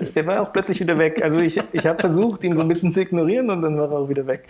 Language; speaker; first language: German; native; German